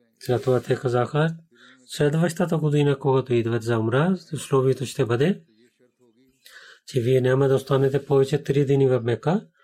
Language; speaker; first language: Bulgarian; non-native, learner; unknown